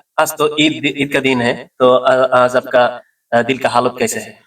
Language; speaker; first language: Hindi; non-native, learner; Bangla